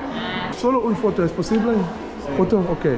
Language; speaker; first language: Spanish; non-native, learner; English